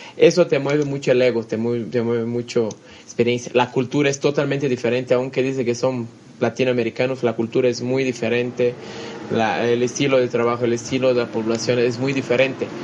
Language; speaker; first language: Spanish; non-native, fluent; Portuguese